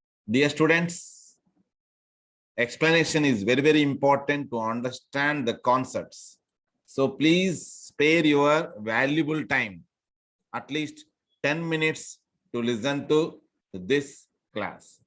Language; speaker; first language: English; non-native, local second language; Telugu